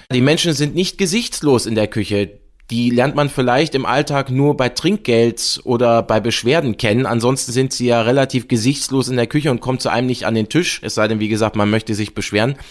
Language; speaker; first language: German; native; German